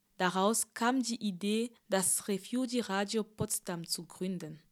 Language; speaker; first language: German; native; German